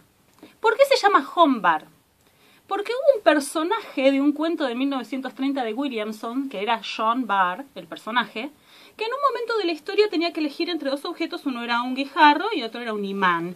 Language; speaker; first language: Spanish; native; Spanish